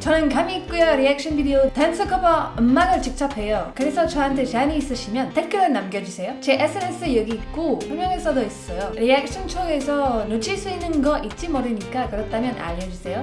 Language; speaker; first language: Korean; non-native, learner; English